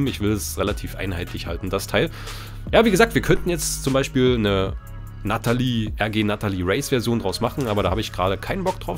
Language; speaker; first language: German; native; German